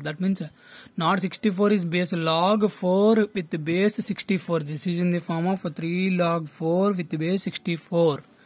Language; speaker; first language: English; non-native, local second language; Telugu